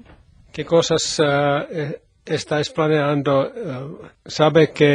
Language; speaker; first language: Spanish; non-native, learner; Finnish